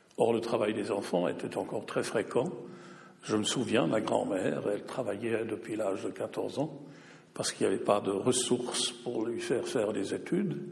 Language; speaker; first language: French; non-native, local second language; German